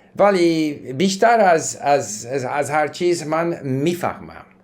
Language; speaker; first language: Persian; non-native, learner; English